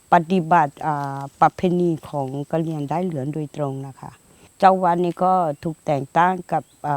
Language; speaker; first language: Thai; non-native, local second language; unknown